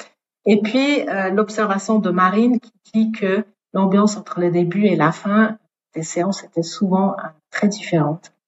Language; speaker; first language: French; native; French